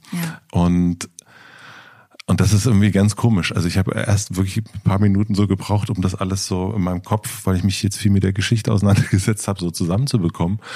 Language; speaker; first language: German; native; German